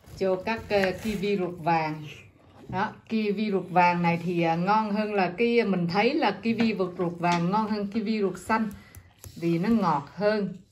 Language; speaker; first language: Vietnamese; native; Vietnamese